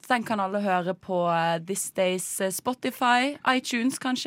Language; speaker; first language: Norwegian; native; Norwegian